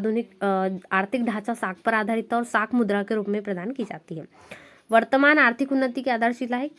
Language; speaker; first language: Hindi; native; Hindi